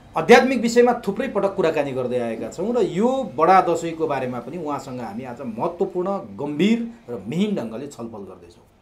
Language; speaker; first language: Nepali; native; Nepali